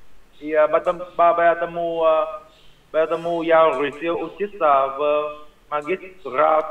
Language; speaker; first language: Russian; non-native, learner; Vietnamese